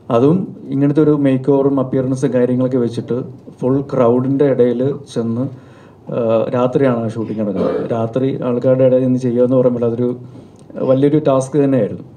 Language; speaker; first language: Malayalam; native; Malayalam